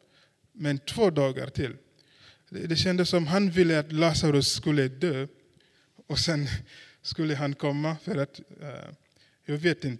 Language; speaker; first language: Swedish; non-native, fluent; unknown